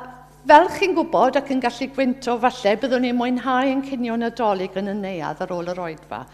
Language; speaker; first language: Welsh; native; Welsh